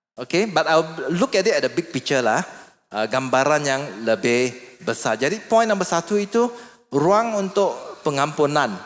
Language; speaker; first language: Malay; non-native, local second language; English